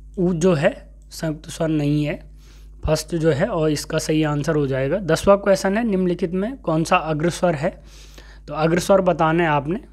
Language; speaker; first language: Hindi; native; Hindi